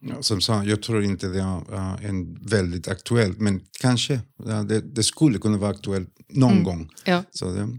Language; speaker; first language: Swedish; non-native, fluent; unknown